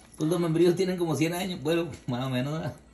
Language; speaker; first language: Spanish; native; Spanish